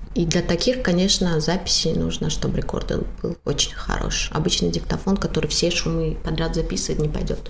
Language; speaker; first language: Russian; non-native, local second language; Tajik